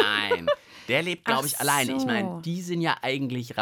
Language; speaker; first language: German; native; German